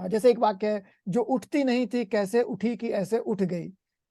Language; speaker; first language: Hindi; native; Hindi